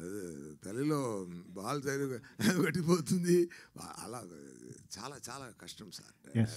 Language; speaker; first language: Telugu; non-native, learner; Tamil